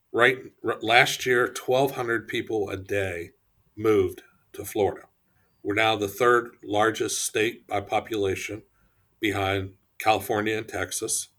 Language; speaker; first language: English; native; English